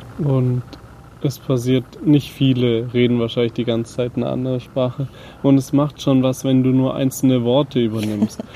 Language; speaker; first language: German; native; German